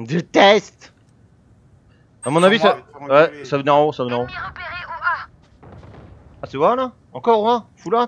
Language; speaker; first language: French; native; French